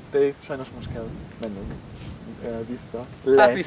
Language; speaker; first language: Hungarian; non-native, learner; English